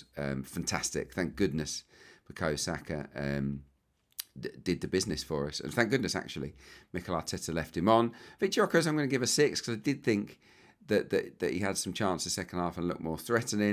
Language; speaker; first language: English; native; English